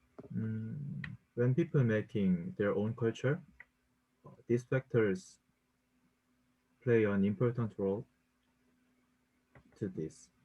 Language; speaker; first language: English; non-native, learner; Korean